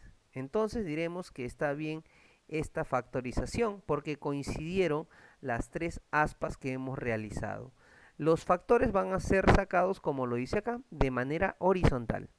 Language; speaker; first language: Spanish; native; Spanish